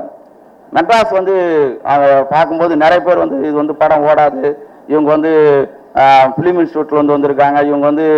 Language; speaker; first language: Tamil; native; Tamil